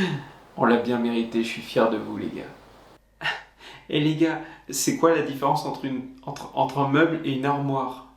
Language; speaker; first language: French; native; French